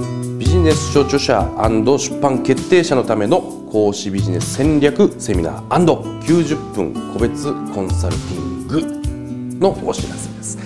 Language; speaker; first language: Japanese; native; Japanese